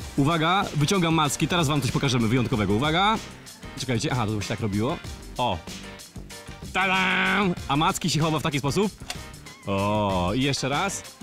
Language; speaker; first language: Polish; native; Polish